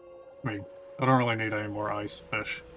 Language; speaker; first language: English; native; English